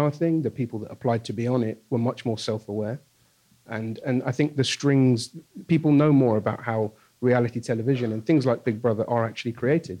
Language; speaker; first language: English; native; English